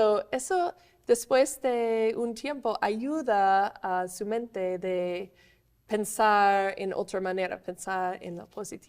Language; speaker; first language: Spanish; non-native, fluent; English